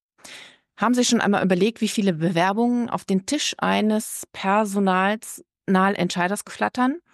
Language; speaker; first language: German; native; German